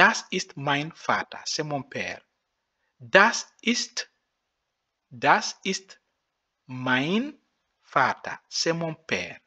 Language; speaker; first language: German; non-native, fluent; French